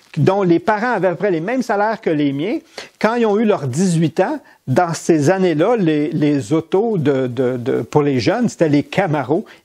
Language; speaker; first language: French; native; French